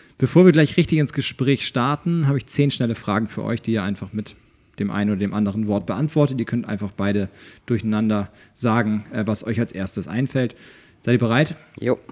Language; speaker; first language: German; native; German